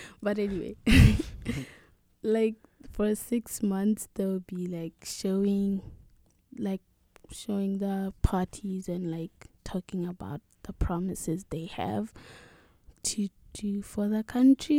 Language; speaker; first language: English; non-native, local second language; Tswana